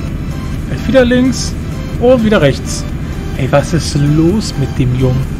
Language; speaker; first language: German; native; German